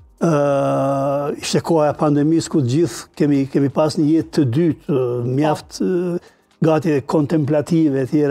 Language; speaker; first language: Albanian; native; Albanian